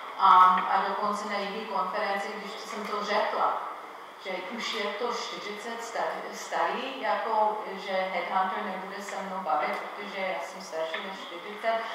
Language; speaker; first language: Czech; non-native, fluent; English